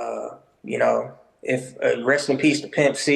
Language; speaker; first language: English; native; English